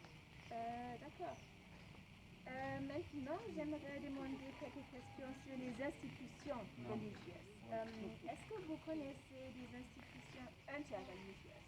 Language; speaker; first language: French; non-native, fluent; German